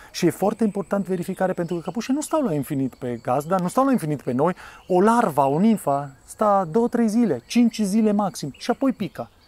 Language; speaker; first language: Romanian; non-native, fluent; Italian